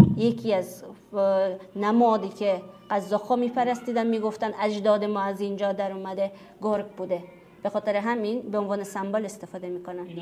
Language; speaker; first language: Persian; non-native, fluent; Kazakh